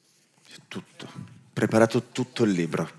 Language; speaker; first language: Italian; native; Italian